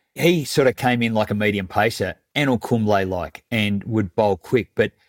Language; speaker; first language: English; native; English